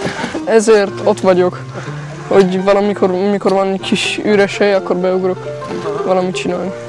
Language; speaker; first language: Hungarian; non-native, learner; German